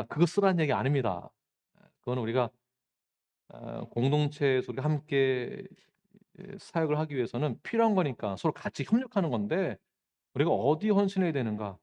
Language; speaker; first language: Korean; native; Korean